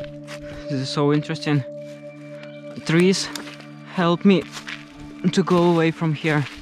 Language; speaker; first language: English; non-native, learner; Russian